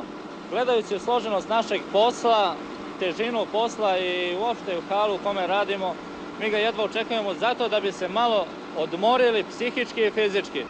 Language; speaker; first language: Serbian; native; Serbian